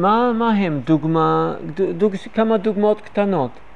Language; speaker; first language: Hebrew; non-native, fluent; English